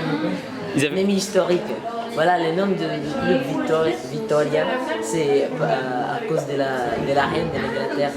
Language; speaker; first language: French; non-native, learner; Portuguese